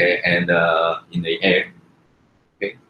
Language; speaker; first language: English; non-native, fluent; Chinese